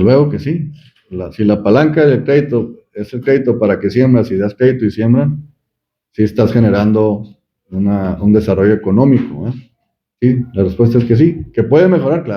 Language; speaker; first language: Spanish; native; Spanish